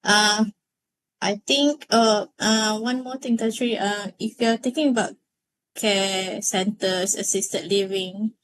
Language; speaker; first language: English; non-native, local second language; Malay